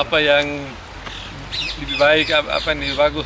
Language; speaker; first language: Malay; early bilingual, other home language; German